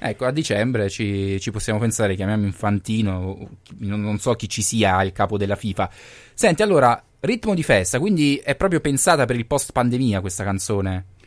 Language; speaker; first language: Italian; native; Italian